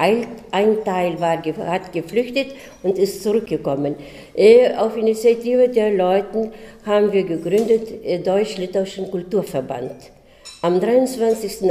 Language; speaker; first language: German; early bilingual, heritage; German